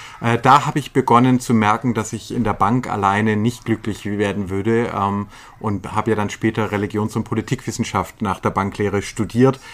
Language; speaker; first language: German; native; German